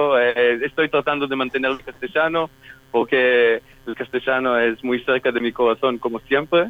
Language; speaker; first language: Spanish; non-native, fluent; Hebrew